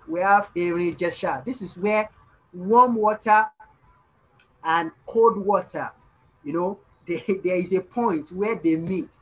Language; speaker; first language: English; non-native, local second language; Yoruba